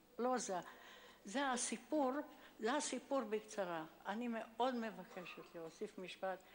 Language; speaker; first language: Hebrew; non-native, fluent; Hungarian